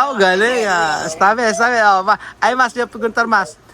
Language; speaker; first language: Spanish; non-native, learner; Filipino